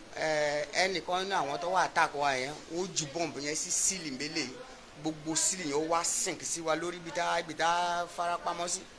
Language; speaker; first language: Yoruba; non-native, local second language; Igbo